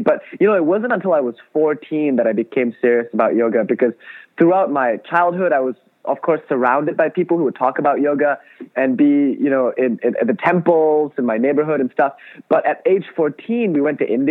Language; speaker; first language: English; non-native, local second language; Tamil